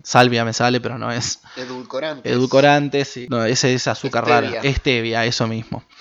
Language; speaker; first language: Spanish; native; Spanish